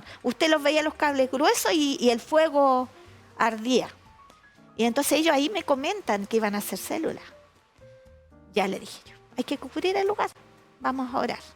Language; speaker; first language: Spanish; native; Spanish